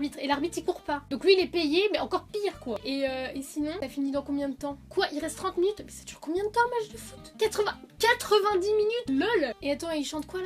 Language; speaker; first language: French; early bilingual, other home language; Portuguese